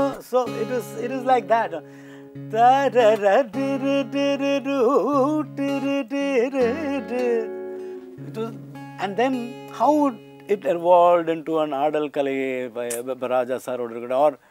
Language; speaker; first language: English; non-native, local second language; Tamil